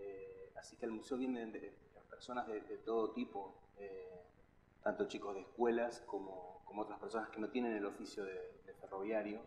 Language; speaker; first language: Spanish; native; Spanish